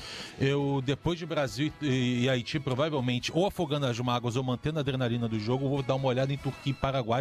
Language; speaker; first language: Portuguese; native; Portuguese